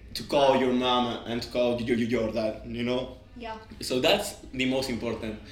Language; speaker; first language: English; non-native, fluent; Spanish